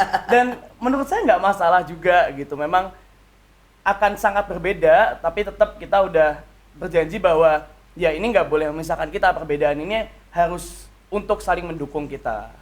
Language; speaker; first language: Indonesian; native; Indonesian